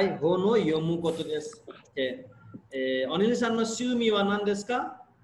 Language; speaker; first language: Japanese; non-native, fluent; Nepali